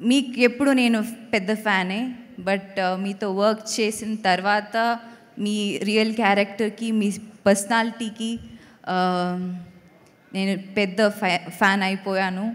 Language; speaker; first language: Telugu; non-native, fluent; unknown